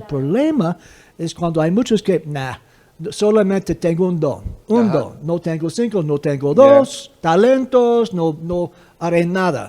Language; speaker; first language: Spanish; non-native, fluent; English